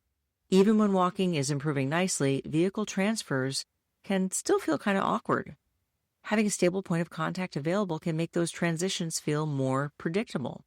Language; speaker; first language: English; native; English